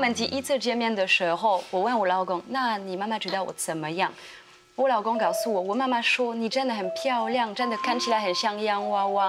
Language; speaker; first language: Chinese; non-native, fluent; French